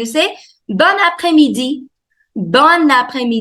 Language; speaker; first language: French; non-native, fluent; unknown